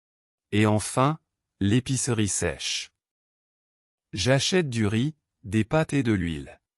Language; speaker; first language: French; non-native, local second language; Arabic